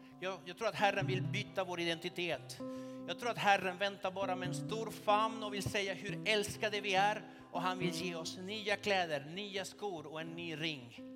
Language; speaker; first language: Swedish; non-native, fluent; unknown